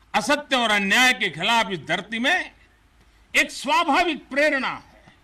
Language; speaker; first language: Hindi; non-native, local second language; Gujarati